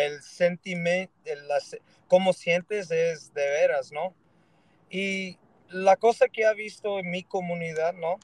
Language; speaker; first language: Spanish; early bilingual, heritage; Spanish